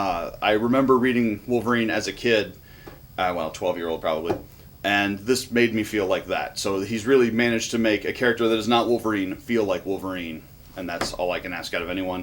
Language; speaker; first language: English; native; English